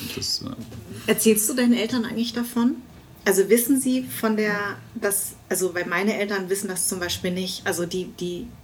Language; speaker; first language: German; native; German